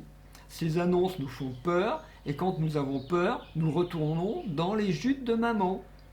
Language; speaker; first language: French; native; French